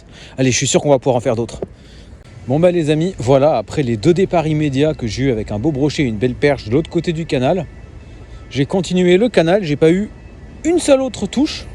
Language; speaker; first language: French; native; French